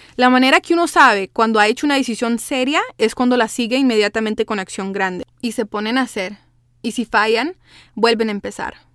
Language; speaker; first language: Spanish; early bilingual, heritage; Spanish